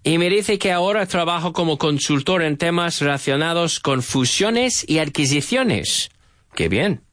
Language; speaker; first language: Spanish; non-native, learner; English